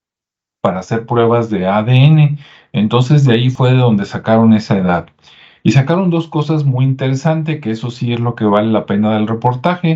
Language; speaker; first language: Spanish; native; Spanish